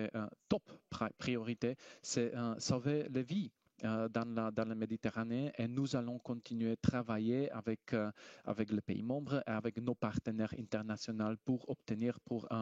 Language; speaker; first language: French; non-native, fluent; Slovak